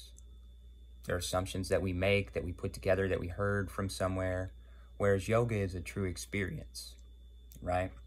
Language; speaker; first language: English; native; English